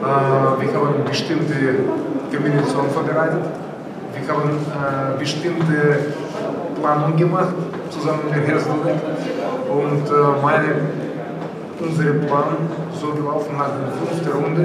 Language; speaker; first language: German; non-native, learner; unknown